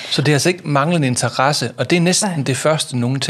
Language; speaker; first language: Danish; native; Danish